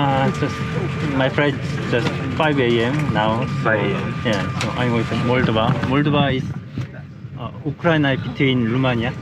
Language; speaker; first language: English; non-native, learner; Korean